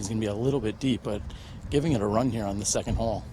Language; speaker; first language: English; native; English